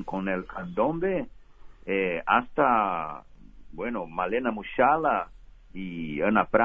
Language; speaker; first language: Spanish; non-native, fluent; Portuguese